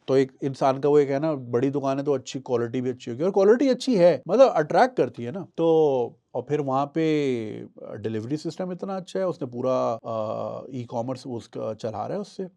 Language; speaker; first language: Urdu; native; Urdu